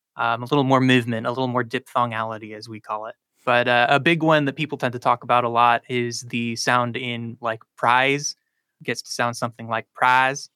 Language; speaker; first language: English; native; English